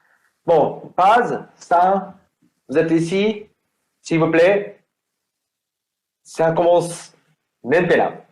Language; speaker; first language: French; non-native, learner; Japanese